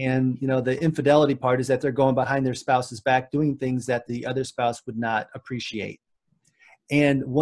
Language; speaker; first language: English; native; English